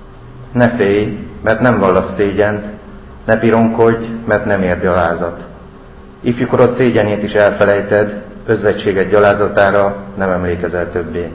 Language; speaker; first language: Hungarian; native; Hungarian